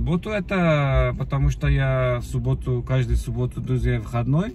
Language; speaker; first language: Russian; non-native, fluent; Turkish